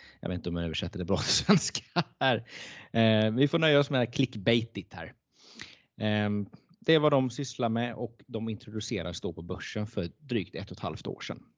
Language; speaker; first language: Swedish; native; Swedish